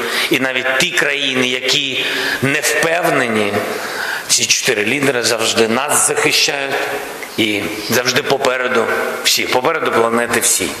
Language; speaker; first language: Ukrainian; non-native, local second language; Russian